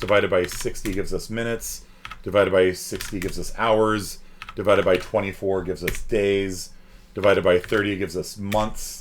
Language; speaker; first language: English; native; English